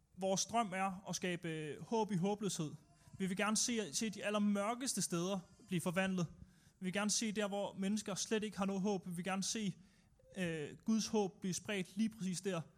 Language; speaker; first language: Danish; native; Danish